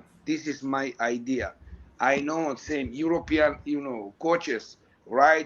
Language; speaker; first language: English; non-native, learner; Georgian